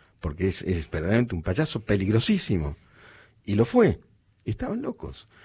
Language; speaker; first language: Spanish; native; Spanish